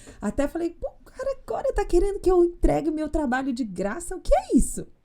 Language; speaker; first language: Portuguese; native; Portuguese